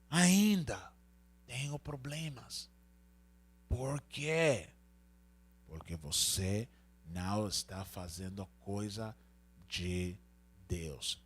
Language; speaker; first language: Portuguese; non-native, learner; Spanish